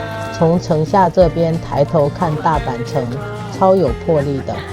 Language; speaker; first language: Chinese; native; Chinese